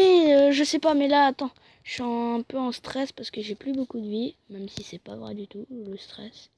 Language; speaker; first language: French; native; French